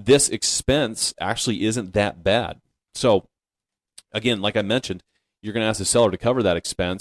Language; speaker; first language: English; native; English